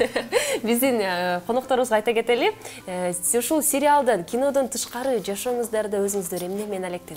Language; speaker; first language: Kyrgyz; native; Kyrgyz